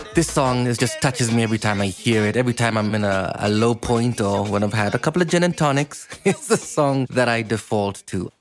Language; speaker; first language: English; non-native, local second language; Kikuyu